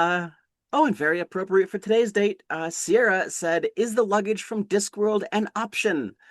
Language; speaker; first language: English; native; English